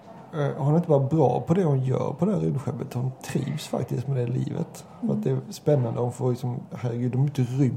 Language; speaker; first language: Swedish; native; Swedish